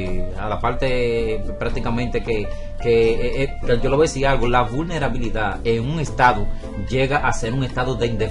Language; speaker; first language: Spanish; native; Spanish